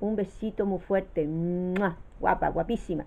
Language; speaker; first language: Spanish; native; Spanish